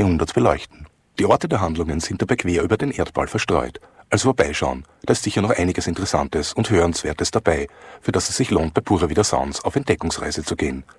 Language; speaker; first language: German; native; German